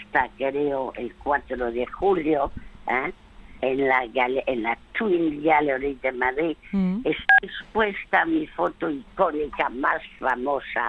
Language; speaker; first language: Spanish; early bilingual, other home language; French